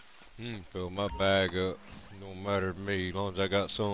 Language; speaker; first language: English; native; English